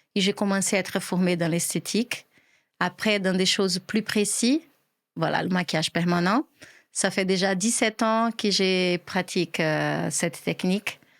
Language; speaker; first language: French; non-native, fluent; Portuguese